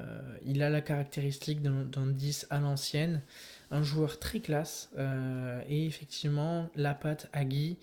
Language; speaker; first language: French; native; French